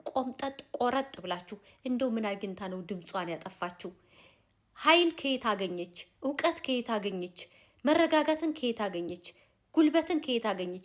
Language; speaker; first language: Amharic; native; Amharic